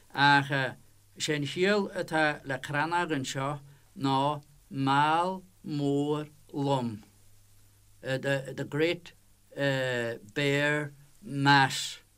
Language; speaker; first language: Irish; native; Irish